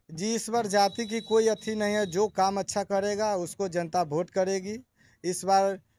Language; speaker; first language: Hindi; native; Hindi